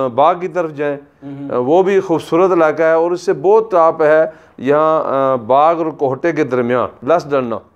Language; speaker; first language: Urdu; non-native, local second language; Punjabi